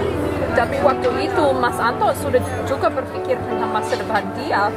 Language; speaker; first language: Indonesian; non-native, fluent; English